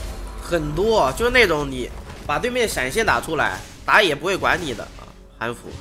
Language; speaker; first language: Chinese; native; Chinese